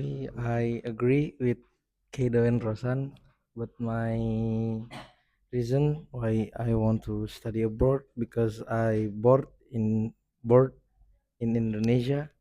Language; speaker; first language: English; non-native, learner; Indonesian